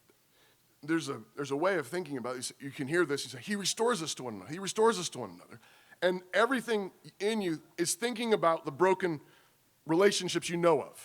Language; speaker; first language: English; native; English